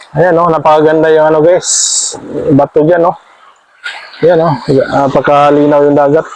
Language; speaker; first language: Filipino; non-native, local second language; Cebuano